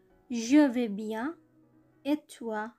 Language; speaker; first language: French; non-native, learner; Bangla